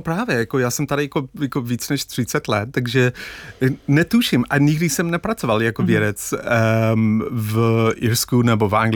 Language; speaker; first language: Czech; non-native, fluent; English